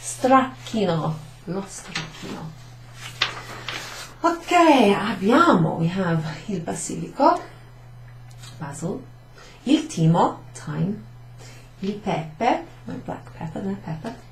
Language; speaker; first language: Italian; non-native, fluent; English